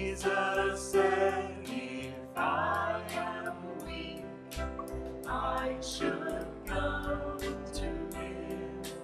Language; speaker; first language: English; native; English